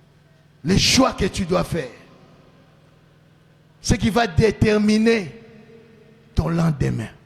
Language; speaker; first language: French; non-native, local second language; Lingala